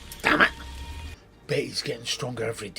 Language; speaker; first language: English; native; English